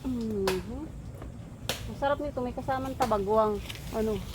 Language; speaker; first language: Filipino; non-native, local second language; Bikol